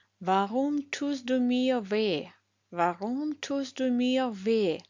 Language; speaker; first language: German; non-native, fluent; Ukrainian